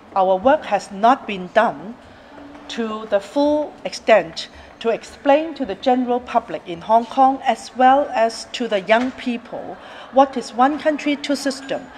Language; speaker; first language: English; non-native, local second language; Cantonese